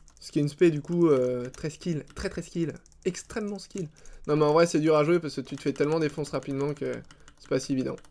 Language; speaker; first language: French; native; French